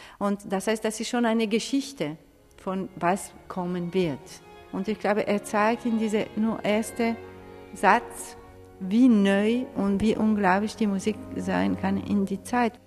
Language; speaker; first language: German; non-native, fluent; Italian